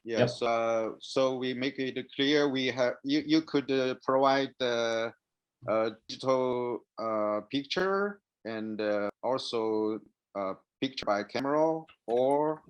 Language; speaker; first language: English; non-native, learner; Chinese